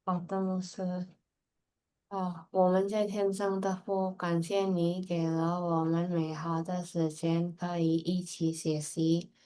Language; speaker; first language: Chinese; non-native, learner; Indonesian